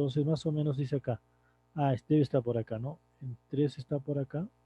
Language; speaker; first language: Spanish; native; Spanish